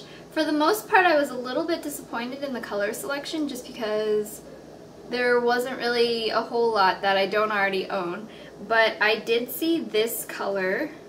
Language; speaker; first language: English; native; English